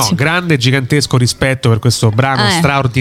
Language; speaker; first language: Italian; native; Italian